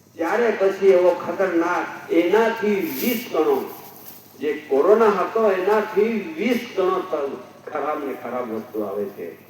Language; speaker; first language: Gujarati; non-native, local second language; Bhili